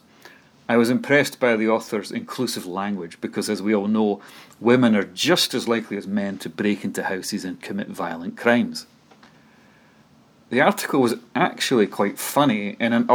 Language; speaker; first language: English; native; English